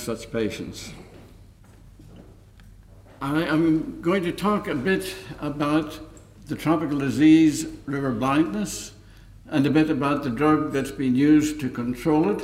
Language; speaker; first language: English; native; English